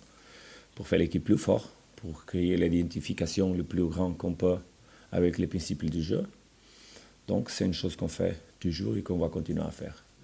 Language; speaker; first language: French; non-native, fluent; Portuguese